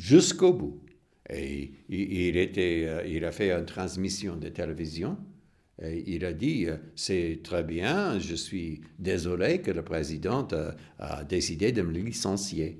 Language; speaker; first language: French; non-native, fluent; English